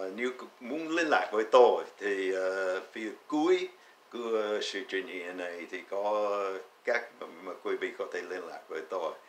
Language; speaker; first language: Vietnamese; non-native, fluent; English